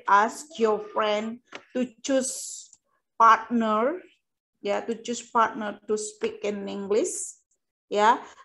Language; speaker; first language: English; non-native, fluent; Indonesian